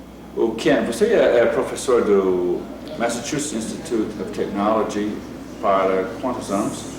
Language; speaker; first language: Portuguese; non-native, fluent; English